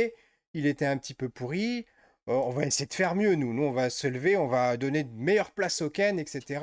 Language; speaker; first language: French; native; French